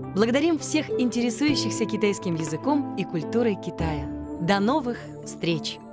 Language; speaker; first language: Russian; native; Russian